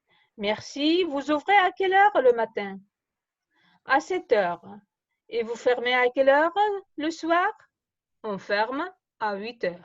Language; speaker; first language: French; non-native, fluent; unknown